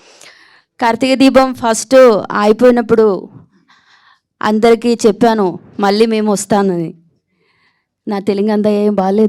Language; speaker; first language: Telugu; non-native, learner; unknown